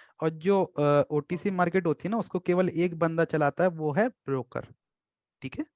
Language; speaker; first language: Hindi; native; Hindi